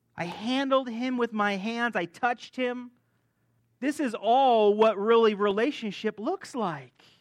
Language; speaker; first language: English; native; English